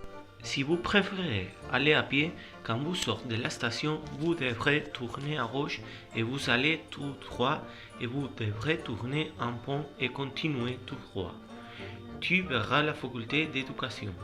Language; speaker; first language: French; non-native, learner; Spanish